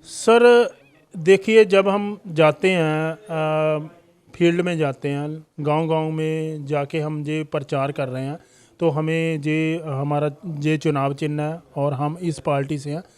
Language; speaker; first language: Hindi; non-native, local second language; Punjabi